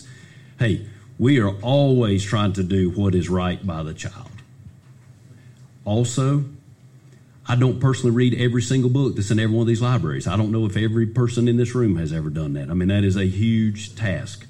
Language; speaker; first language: English; native; English